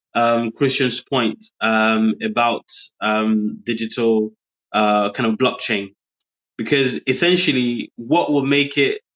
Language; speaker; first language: English; early bilingual, other home language; Yoruba